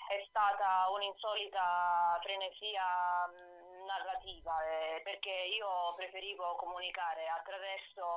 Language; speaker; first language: Italian; native; Italian